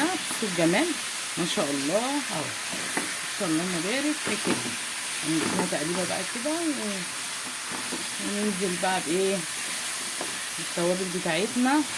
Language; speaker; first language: Arabic; native; Arabic